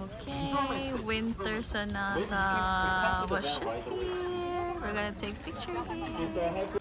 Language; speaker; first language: English; non-native, local second language; Filipino